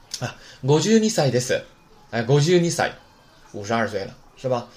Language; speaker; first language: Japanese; non-native, fluent; Chinese